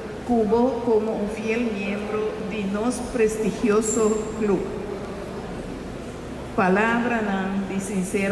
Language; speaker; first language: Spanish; non-native, local second language; Papiamento